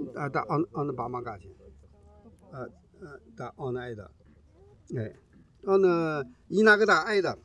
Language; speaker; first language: Russian; non-native, learner; Chinese